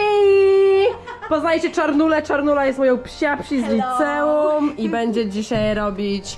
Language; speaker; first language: Polish; native; Polish